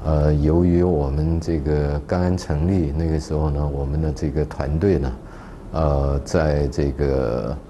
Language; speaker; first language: Chinese; native; Chinese